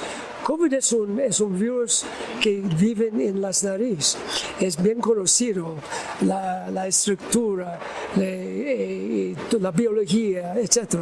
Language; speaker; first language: Spanish; non-native, learner; English